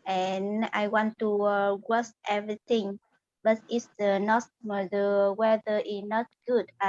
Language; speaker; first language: English; non-native, learner; Vietnamese